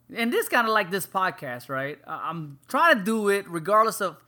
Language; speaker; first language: English; non-native, local second language; Filipino